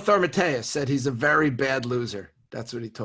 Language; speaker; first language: English; native; English